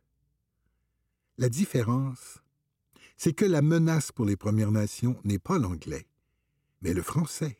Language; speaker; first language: French; native; French